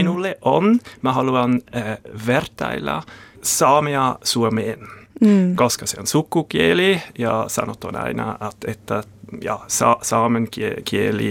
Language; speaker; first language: Finnish; non-native, learner; German